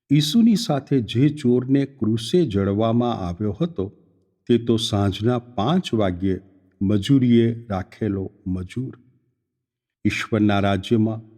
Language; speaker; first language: Gujarati; native; Gujarati